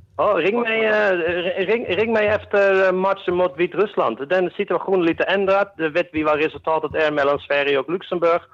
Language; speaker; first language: Swedish; non-native, fluent; Dutch